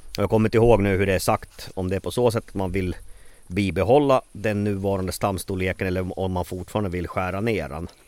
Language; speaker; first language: Swedish; native; Swedish